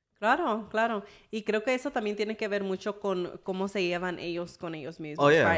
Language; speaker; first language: Spanish; early bilingual, heritage; English